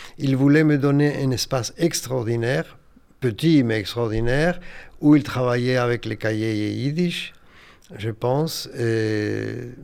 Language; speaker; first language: French; non-native, fluent; Yiddish